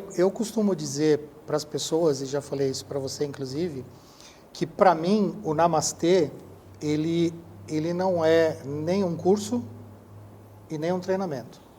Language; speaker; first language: Portuguese; native; Portuguese